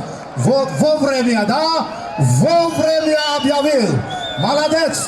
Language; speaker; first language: Russian; non-native, learner; Tajik